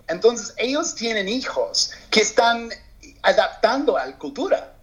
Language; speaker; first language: Spanish; non-native, learner; English